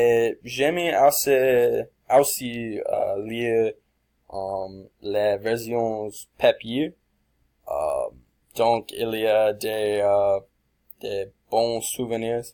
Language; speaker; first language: French; non-native, learner; English